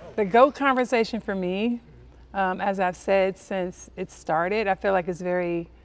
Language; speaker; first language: English; native; English